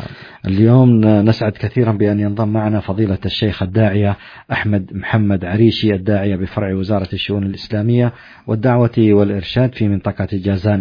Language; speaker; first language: Arabic; native; Arabic